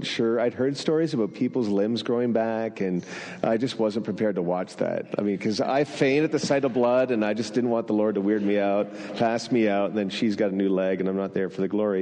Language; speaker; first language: English; non-native, fluent; French